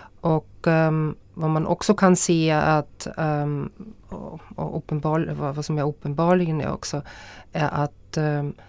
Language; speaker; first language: Swedish; non-native, fluent; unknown